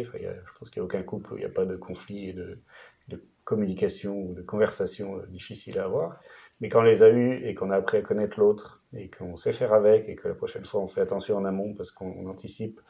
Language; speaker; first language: French; native; French